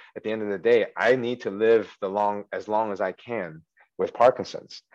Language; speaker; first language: English; early bilingual, other home language; Chinese